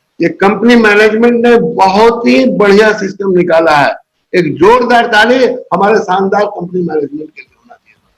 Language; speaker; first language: Hindi; native; Hindi